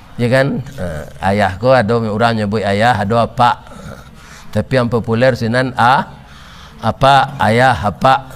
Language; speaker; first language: Malay; non-native, local second language; Minangkabau